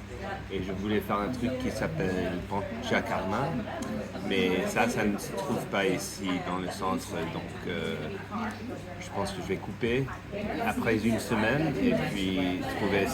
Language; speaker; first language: French; non-native, fluent; English